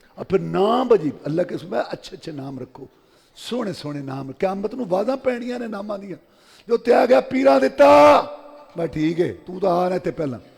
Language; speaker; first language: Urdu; non-native, local second language; Punjabi